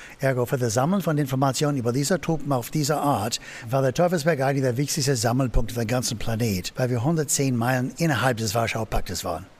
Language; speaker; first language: German; non-native, fluent; English